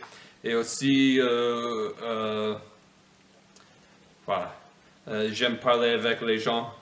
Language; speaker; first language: French; non-native, fluent; English